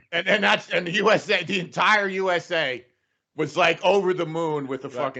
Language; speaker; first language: English; native; English